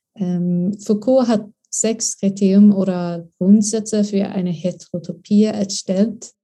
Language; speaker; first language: German; non-native, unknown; Swedish